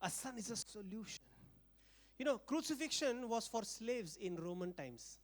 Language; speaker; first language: English; non-native, local second language; Marathi